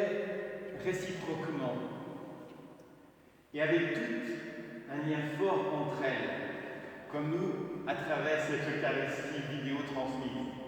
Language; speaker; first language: French; native; French